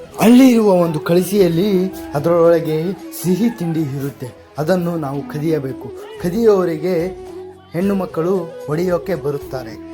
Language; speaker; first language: Kannada; non-native, local second language; Lambadi